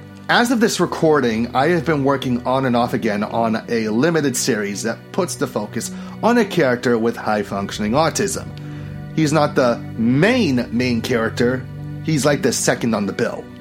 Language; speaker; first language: English; native; English